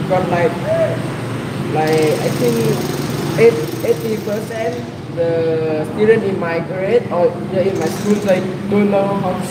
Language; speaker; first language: English; non-native, learner; Vietnamese